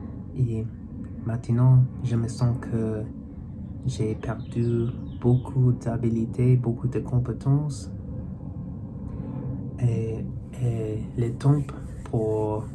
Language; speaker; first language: French; non-native, learner; English